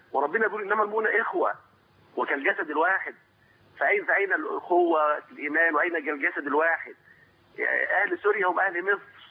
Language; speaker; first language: Arabic; native; Arabic